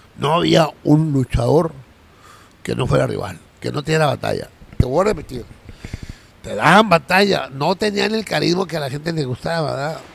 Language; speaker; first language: Spanish; native; Spanish